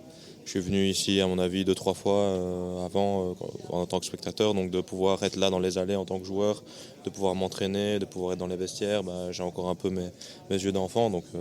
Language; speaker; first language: French; native; French